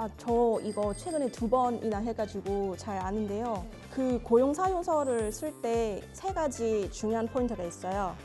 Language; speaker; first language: Korean; non-native, fluent; Vietnamese